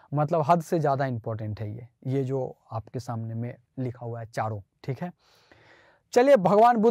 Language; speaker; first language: Hindi; native; Hindi